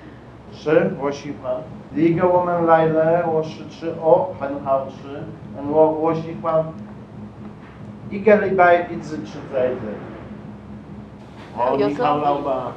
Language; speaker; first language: Chinese; non-native, learner; Polish